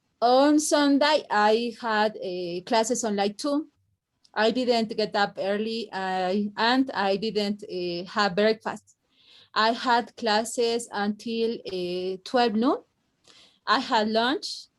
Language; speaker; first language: English; non-native, learner; Spanish